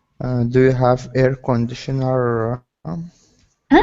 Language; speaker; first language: English; non-native, learner; Arabic